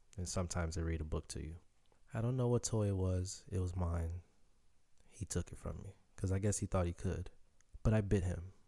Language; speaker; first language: English; early bilingual, other home language; Haitian Creole